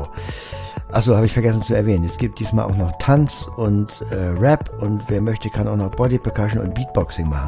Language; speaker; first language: German; native; German